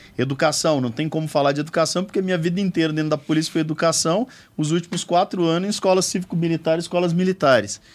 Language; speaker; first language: Portuguese; native; Portuguese